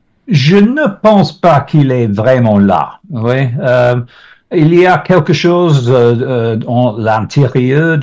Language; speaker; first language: French; non-native, learner; English